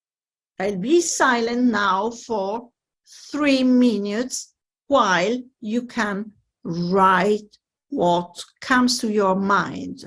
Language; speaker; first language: English; non-native, fluent; Italian